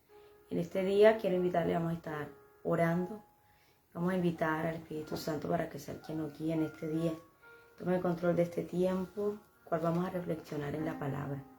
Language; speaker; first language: Spanish; native; Spanish